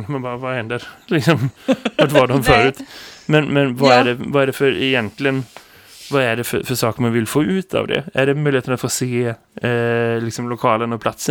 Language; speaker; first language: Swedish; native; Swedish